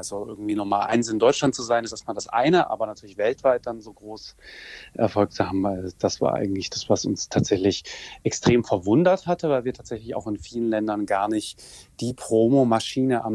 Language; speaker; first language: German; native; German